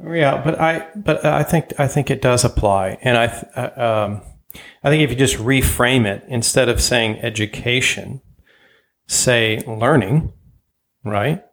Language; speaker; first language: English; early bilingual, other home language; German